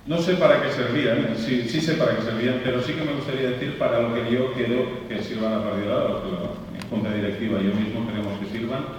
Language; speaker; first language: Spanish; native; Spanish